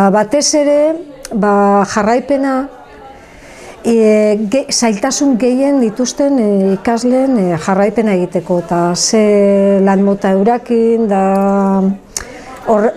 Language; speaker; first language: Basque; native; Basque